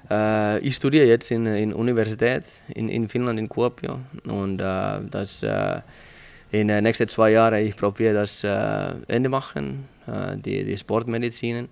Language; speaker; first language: German; non-native, learner; Finnish